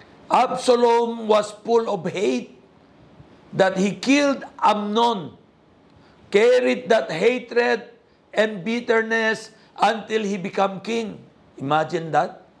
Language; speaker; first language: English; non-native, local second language; Filipino